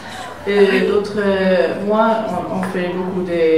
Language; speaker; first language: French; non-native, learner; German